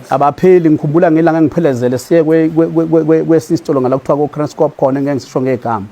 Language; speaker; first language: Zulu; native; Zulu